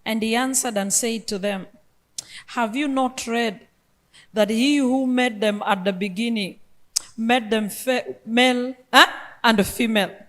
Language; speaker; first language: English; non-native, local second language; Luo (Kenya and Tanzania)